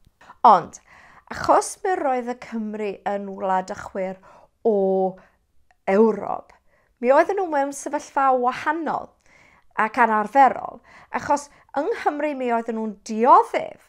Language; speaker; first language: Welsh; non-native, fluent; English